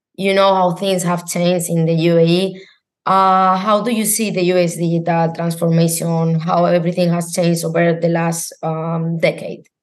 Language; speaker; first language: English; non-native, fluent; Spanish